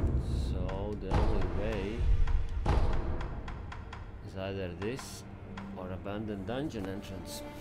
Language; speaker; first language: English; non-native, fluent; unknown